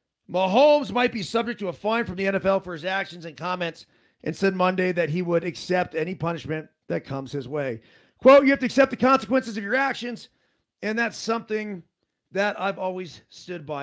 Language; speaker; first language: English; native; English